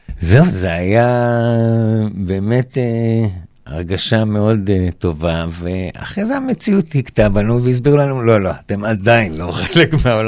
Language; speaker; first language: Hebrew; native; Hebrew